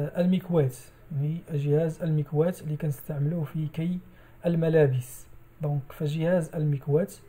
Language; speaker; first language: French; non-native, local second language; Arabic